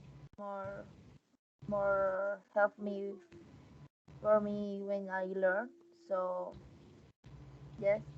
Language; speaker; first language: English; non-native, learner; Spanish